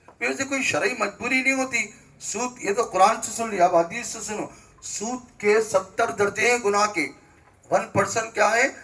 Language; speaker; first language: Urdu; native; Urdu